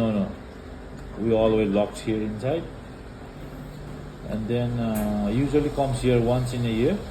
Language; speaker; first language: English; non-native, fluent; Nepali